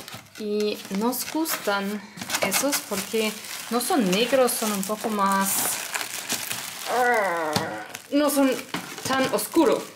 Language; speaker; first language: Spanish; non-native, learner; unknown